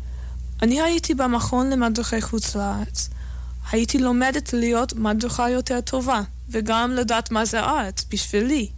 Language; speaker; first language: Hebrew; non-native, fluent; English